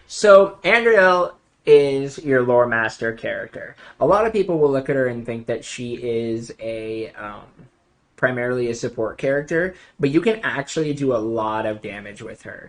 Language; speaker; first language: English; native; English